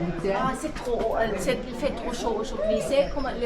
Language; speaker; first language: French; non-native, fluent; German